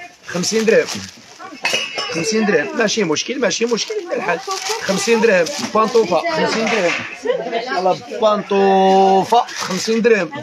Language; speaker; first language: Arabic; native; Arabic